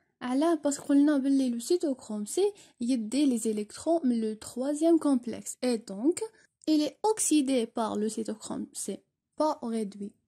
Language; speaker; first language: French; non-native, local second language; Arabic